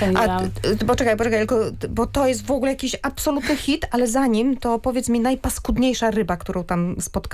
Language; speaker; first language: Polish; native; Polish